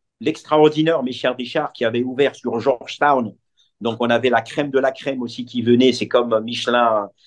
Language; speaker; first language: French; non-native, local second language; Arabic